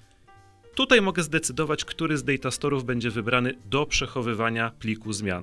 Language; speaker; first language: Polish; native; Polish